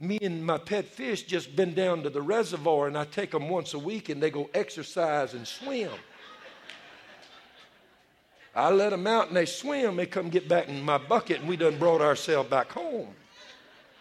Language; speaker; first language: English; native; English